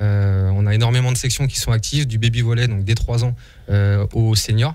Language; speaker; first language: French; native; French